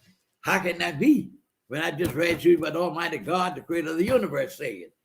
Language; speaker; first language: English; native; English